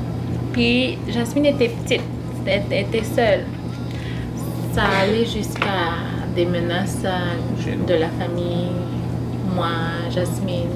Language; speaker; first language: French; non-native, local second language; Innu-aimun